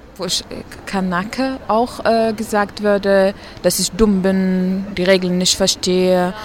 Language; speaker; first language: German; non-native, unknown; Arabic